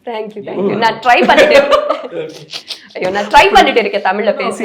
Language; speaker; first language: Tamil; non-native, learner; Telugu